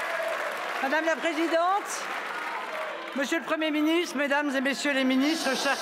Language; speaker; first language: French; native; French